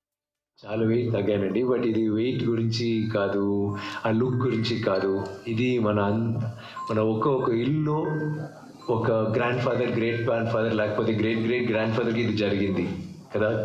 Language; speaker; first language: Telugu; non-native, learner; Tamil